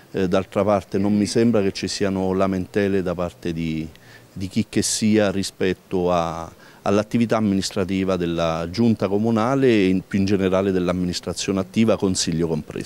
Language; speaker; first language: Italian; native; Italian